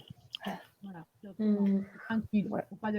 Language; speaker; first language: French; native; French